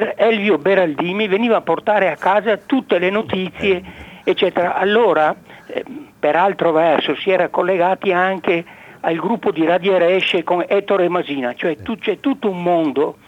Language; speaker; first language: Italian; native; Italian